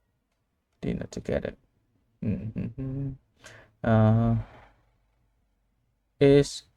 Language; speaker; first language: English; non-native, learner; Vietnamese